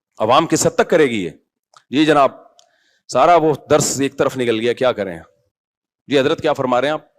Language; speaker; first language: Urdu; native; Urdu